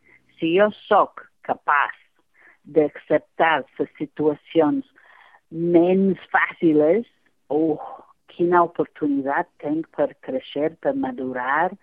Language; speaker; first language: Catalan; non-native, fluent; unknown